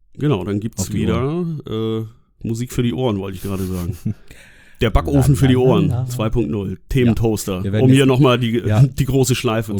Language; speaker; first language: German; native; German